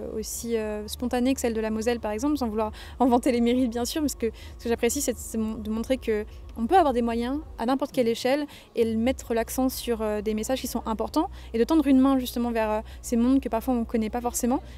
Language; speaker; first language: French; native; French